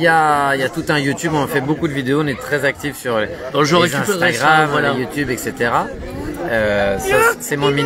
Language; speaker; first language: French; native; French